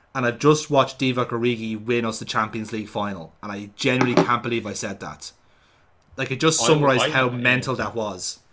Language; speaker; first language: English; native; English